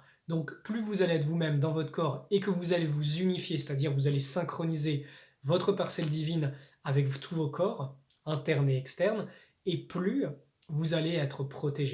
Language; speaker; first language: French; native; French